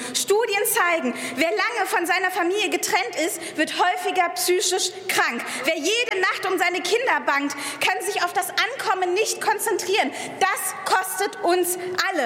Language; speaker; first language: German; early bilingual, other home language; Persian